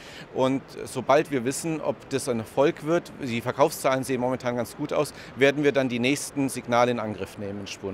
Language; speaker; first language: German; native; German